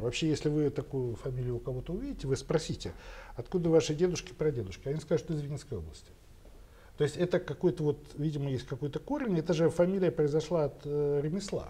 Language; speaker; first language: Russian; native; Russian